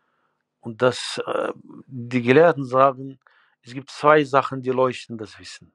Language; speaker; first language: German; non-native, fluent; Arabic